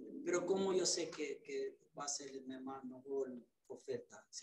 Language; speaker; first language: Spanish; early bilingual, other home language; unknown